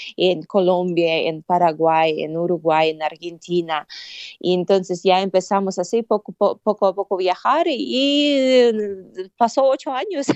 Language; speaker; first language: Spanish; non-native, fluent; Russian